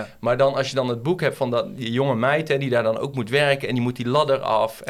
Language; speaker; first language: Dutch; native; Dutch